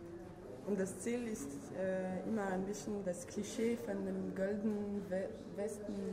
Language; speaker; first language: German; non-native, fluent; French